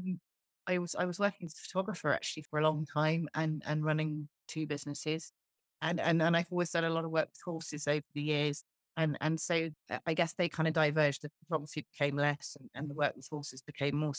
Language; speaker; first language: English; native; English